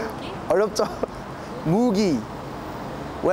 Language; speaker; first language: Korean; non-native, fluent; French